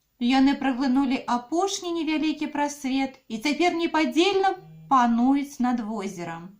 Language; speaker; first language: Belarusian; non-native, local second language; Russian